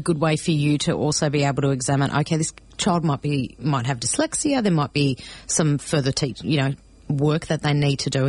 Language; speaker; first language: English; early bilingual, other home language; Greek